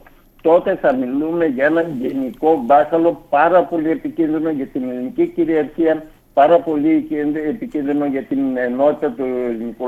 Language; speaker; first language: Greek; native; Greek